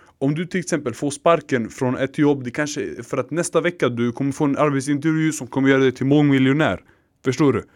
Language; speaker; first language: Swedish; early bilingual, other home language; Arabic